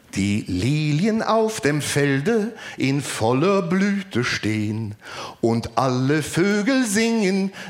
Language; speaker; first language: German; non-native, fluent; Norwegian